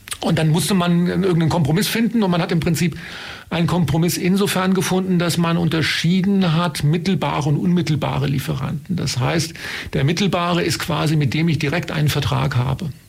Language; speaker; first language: German; native; German